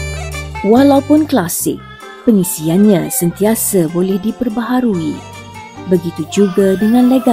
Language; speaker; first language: Malay; native; Malay